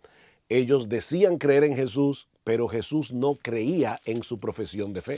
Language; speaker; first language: Spanish; native; Spanish